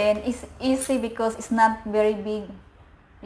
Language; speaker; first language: English; non-native, learner; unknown